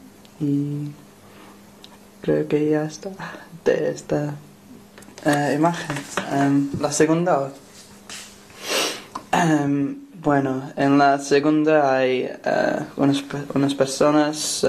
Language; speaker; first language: Spanish; non-native, learner; English